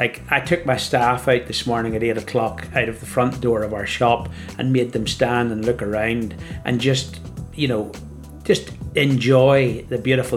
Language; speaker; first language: English; native; English